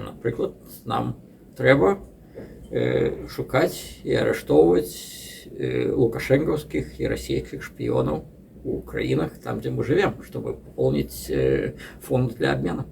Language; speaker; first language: Belarusian; non-native, local second language; Russian